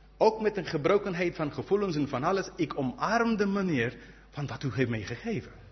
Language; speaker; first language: Dutch; non-native, fluent; English